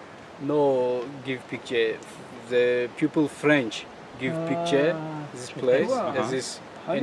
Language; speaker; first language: English; non-native, learner; Tajik